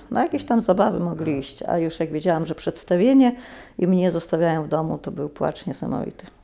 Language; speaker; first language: Polish; non-native, local second language; Lithuanian